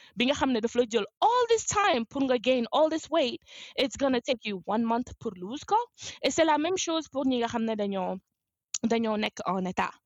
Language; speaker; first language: French; non-native, local second language; Wolof